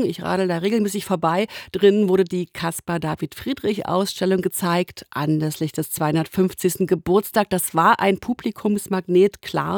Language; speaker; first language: German; native; German